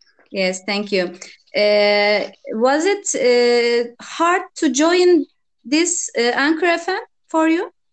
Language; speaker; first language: English; non-native, learner; Turkish